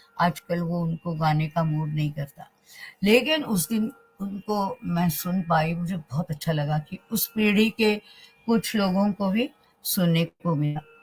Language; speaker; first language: Hindi; non-native, local second language; Marathi